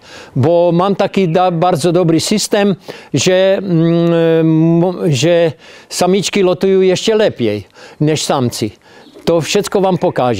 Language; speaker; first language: Polish; non-native, learner; Czech